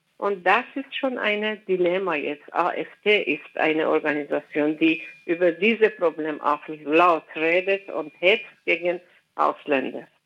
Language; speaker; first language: German; non-native, fluent; Persian